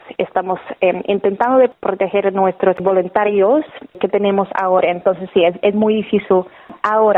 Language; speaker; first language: Spanish; non-native, fluent; English